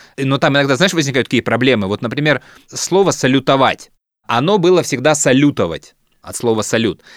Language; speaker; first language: Russian; native; Russian